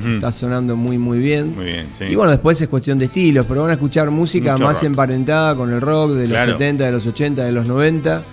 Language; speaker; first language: Spanish; native; Spanish